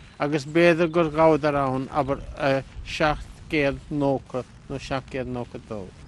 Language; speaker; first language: Irish; native; Irish